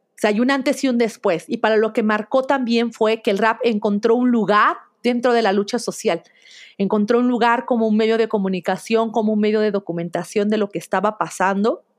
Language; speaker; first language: Spanish; native; Spanish